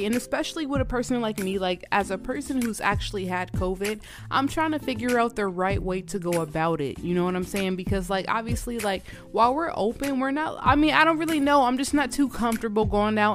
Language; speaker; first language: English; native; English